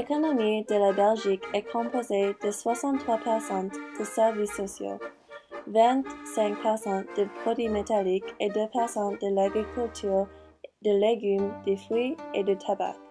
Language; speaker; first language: French; non-native, learner; English